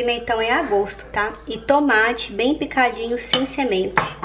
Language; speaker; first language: Portuguese; native; Portuguese